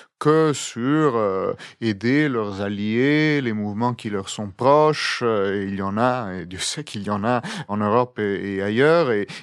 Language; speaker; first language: French; non-native, fluent; Italian